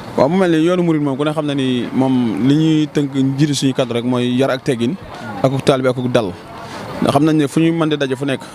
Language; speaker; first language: Wolof; native; Wolof